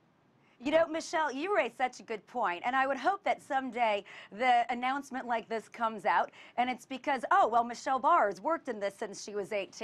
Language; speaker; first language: English; native; English